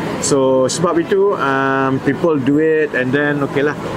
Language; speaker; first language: Malay; native; Malay